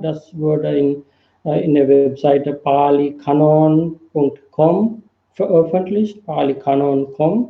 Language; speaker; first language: German; non-native, fluent; Sinhala